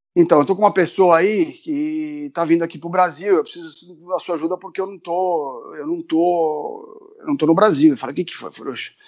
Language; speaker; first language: Portuguese; early bilingual, other home language; Spanish